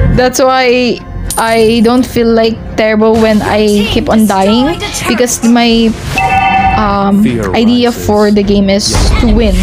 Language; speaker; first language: English; non-native, local second language; Filipino